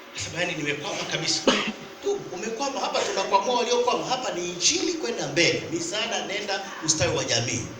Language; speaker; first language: Swahili; native; Swahili